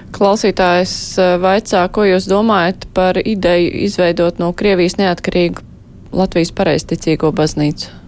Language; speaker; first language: Latvian; native; Latvian